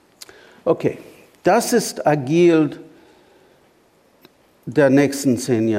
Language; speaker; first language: German; non-native, fluent; English